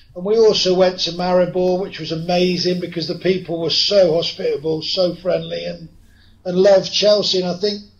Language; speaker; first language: English; native; English